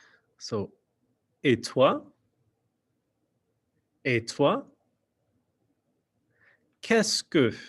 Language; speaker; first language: French; non-native, fluent; English